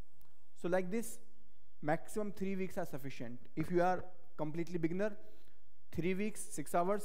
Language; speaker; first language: English; non-native, local second language; Hindi